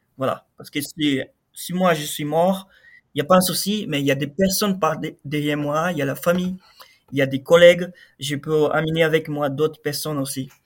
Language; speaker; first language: French; non-native, fluent; Portuguese